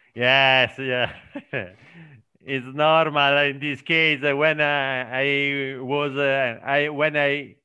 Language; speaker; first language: English; non-native, learner; Italian